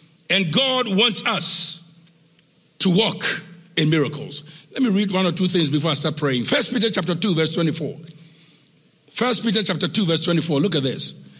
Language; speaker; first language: English; non-native, local second language; Akan